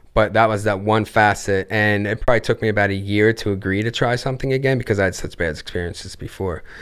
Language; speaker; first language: English; native; English